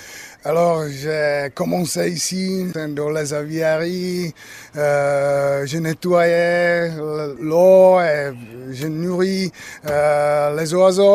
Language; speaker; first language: French; non-native, learner; Czech